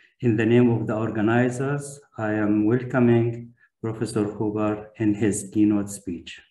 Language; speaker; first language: English; non-native, fluent; Turkish